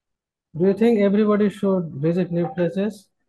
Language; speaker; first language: English; non-native, fluent; Bangla